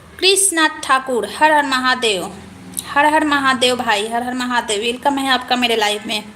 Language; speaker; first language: Hindi; native; Hindi